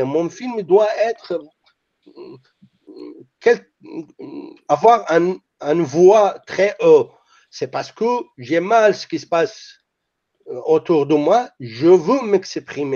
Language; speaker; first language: French; non-native, fluent; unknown